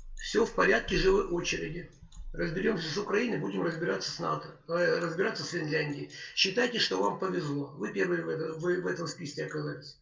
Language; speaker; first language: Russian; native; Russian